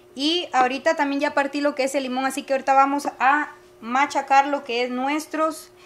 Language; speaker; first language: Spanish; native; Spanish